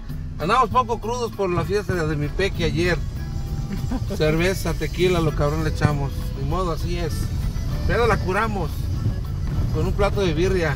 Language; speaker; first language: Spanish; native; Spanish